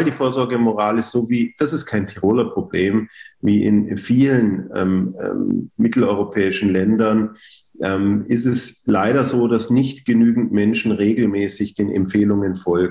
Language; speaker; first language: German; native; German